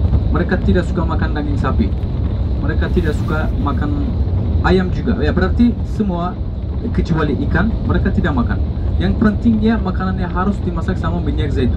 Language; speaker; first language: Indonesian; non-native, fluent; Turkish